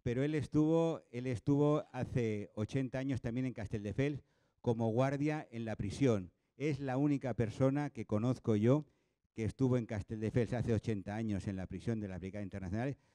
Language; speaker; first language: Spanish; non-native, local second language; Catalan